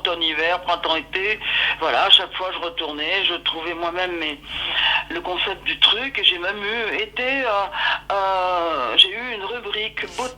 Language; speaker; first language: French; native; French